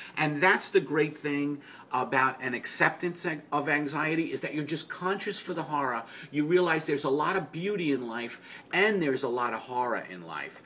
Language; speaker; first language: English; native; English